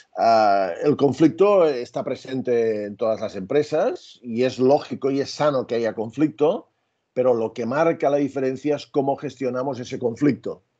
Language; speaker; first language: Spanish; native; Spanish